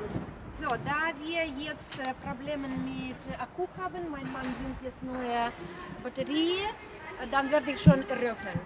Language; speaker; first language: German; non-native, fluent; Russian